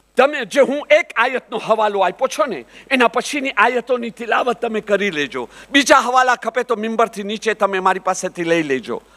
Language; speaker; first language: Gujarati; early bilingual, heritage; Gujarati